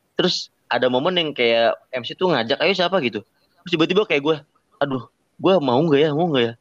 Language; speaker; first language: Indonesian; native; Indonesian